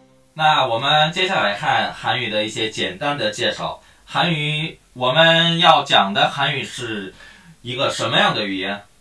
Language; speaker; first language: Chinese; non-native, fluent; Korean